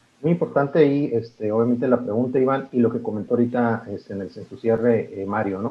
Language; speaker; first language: Spanish; native; Spanish